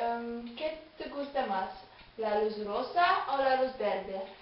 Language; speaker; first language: Spanish; non-native, learner; Dutch